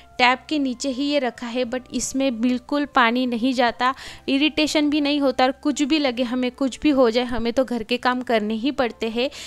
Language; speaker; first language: Hindi; non-native, local second language; Marathi